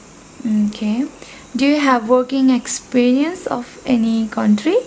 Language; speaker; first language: English; non-native, learner; Nepali